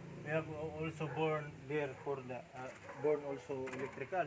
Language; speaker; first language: English; non-native, local second language; Cebuano